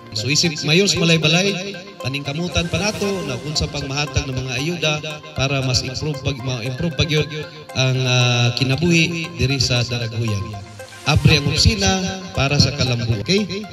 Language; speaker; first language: Cebuano; non-native, local second language; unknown